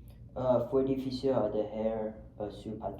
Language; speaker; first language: Spanish; non-native, learner; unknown